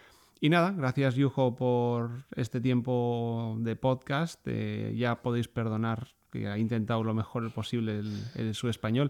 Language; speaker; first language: Spanish; native; Spanish